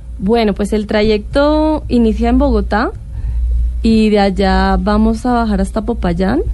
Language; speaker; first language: Spanish; non-native, local second language; Catalan